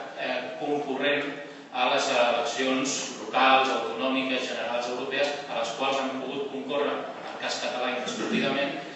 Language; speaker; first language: Catalan; native; Catalan